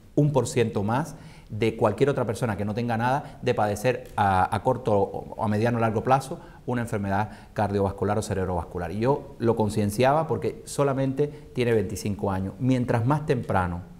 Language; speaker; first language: Spanish; native; Spanish